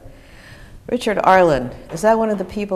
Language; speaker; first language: English; native; English